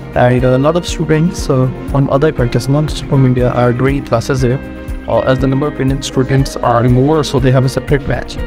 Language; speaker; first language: English; non-native, local second language; Hindi